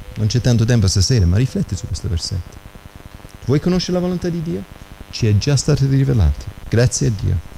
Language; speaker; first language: Italian; non-native, fluent; English